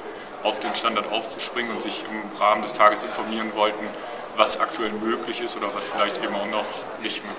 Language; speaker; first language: German; native; German